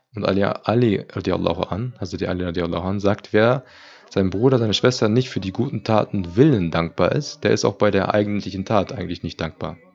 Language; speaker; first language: German; early bilingual, other home language; Turkish